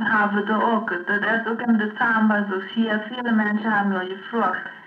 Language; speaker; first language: German; non-native, learner; Low German